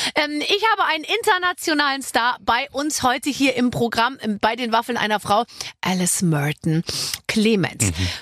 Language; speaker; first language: German; native; German